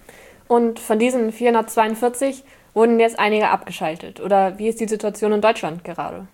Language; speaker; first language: German; native; German